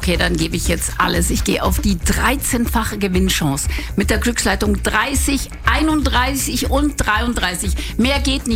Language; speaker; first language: German; native; German